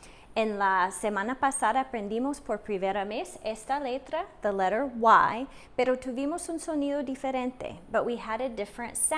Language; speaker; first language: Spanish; non-native, fluent; English